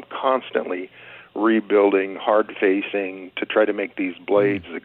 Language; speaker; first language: English; native; English